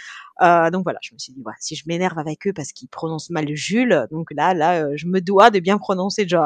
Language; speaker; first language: French; early bilingual, heritage; French